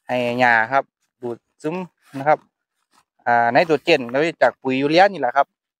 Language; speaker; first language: Thai; native; Thai